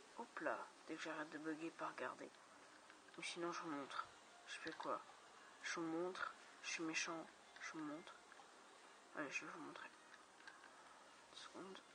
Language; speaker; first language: French; native; French